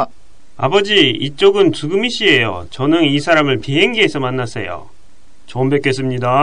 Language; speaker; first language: Korean; non-native, fluent; Japanese